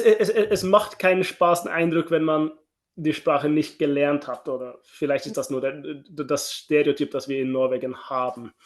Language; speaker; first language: German; non-native, fluent; Norwegian